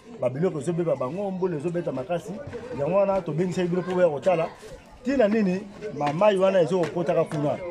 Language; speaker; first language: Lingala; native; Lingala